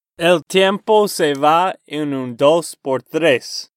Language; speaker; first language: Spanish; non-native, fluent; English